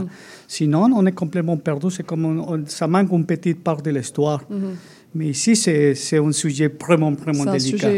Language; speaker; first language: French; non-native, fluent; Spanish